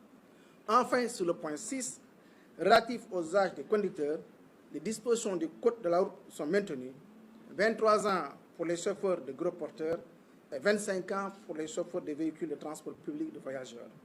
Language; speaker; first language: French; non-native, local second language; Wolof